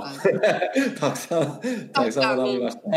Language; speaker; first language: Japanese; non-native, learner; English